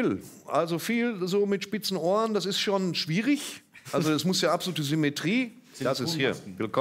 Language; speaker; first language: German; native; German